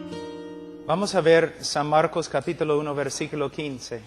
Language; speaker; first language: Spanish; non-native, fluent; English